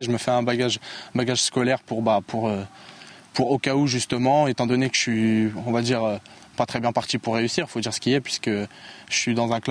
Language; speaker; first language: French; native; French